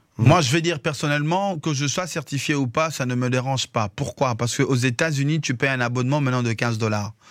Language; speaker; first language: French; non-native, local second language; Lingala